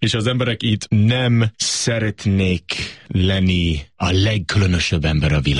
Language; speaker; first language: Hungarian; non-native, learner; English